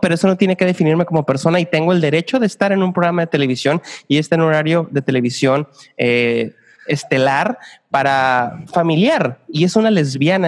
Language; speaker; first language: Spanish; native; Spanish